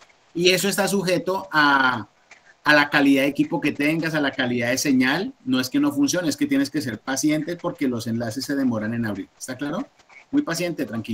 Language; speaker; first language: Spanish; native; Spanish